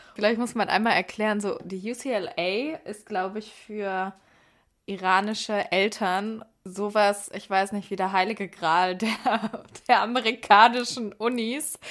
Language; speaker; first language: German; early bilingual, other home language; Persian